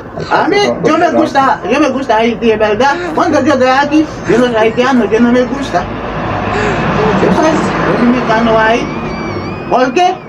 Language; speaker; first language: Spanish; non-native, learner; Haitian Creole